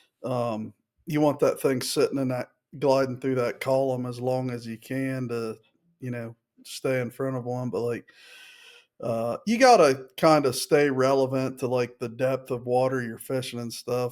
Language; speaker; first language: English; native; English